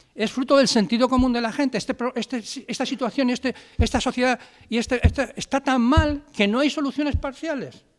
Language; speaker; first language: Spanish; native; Spanish